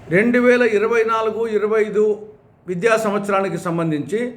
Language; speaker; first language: Telugu; native; Telugu